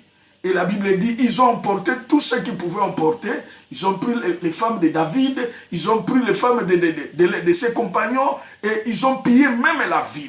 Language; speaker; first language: French; non-native, local second language; Lingala